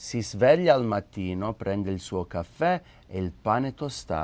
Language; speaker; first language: Italian; early bilingual, heritage; English